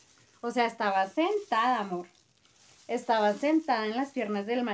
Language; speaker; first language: Spanish; native; Spanish